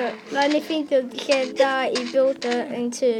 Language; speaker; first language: Welsh; non-native, local second language; English